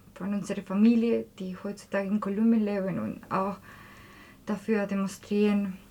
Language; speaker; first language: German; non-native, fluent; Spanish